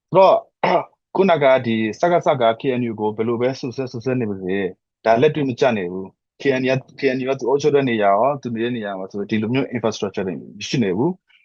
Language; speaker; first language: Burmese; non-native, local second language; S'gaw Karen